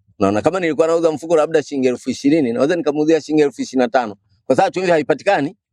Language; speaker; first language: Swahili; non-native, local second language; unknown